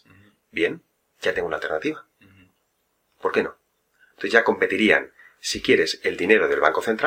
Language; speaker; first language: Spanish; native; Spanish